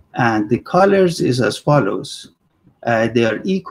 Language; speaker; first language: English; non-native, fluent; Persian